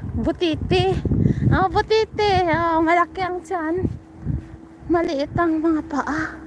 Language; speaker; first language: Filipino; non-native, local second language; Hiligaynon